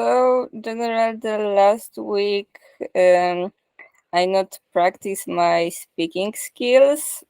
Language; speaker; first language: English; non-native, learner; Polish